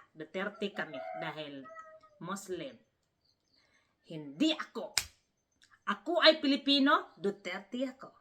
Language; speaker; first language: Filipino; non-native, local second language; Cebuano